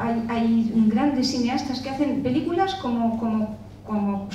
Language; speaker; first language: Spanish; native; Spanish